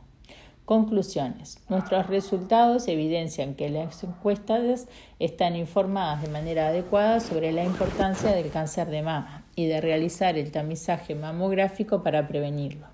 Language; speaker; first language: Spanish; native; Spanish